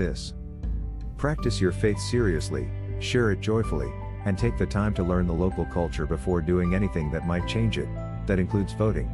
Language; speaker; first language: English; native; English